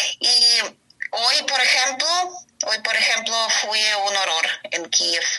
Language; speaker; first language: Spanish; non-native, learner; Ukrainian